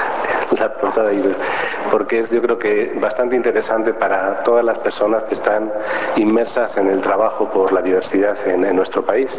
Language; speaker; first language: Spanish; native; Spanish